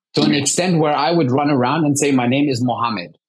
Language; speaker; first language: English; early bilingual, heritage; Arabic